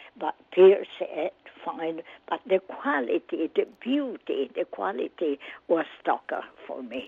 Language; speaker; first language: English; non-native, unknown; Italian